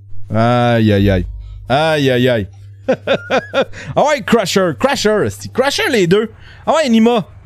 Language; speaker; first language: French; native; French